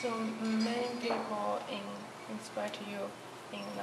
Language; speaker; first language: English; non-native, learner; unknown